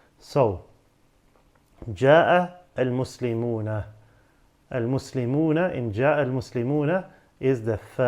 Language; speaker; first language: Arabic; non-native, fluent; English